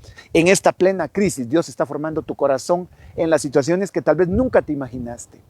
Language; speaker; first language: Spanish; native; Spanish